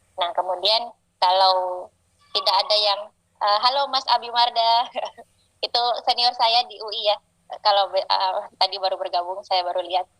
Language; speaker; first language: Indonesian; native; Indonesian